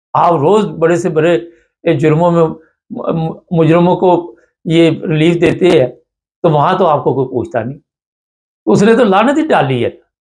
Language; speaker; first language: Urdu; non-native, local second language; Punjabi